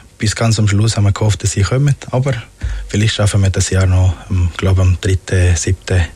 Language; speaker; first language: German; non-native, fluent; Spanish